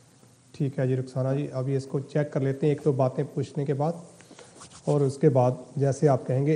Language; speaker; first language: Hindi; native; Hindi